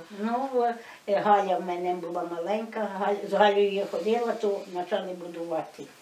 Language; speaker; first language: Ukrainian; native; Ukrainian